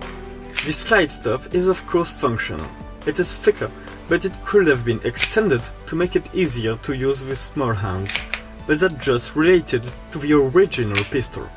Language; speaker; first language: English; non-native, fluent; French